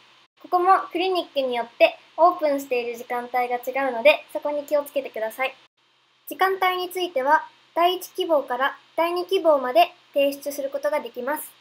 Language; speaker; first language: Japanese; early bilingual, heritage; Japanese